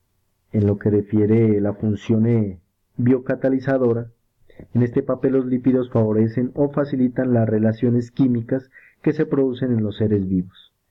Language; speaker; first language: Spanish; native; Spanish